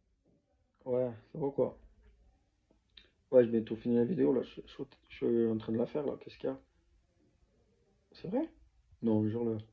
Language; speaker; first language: French; native; French